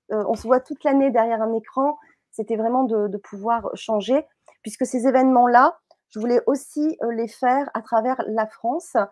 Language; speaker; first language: French; native; French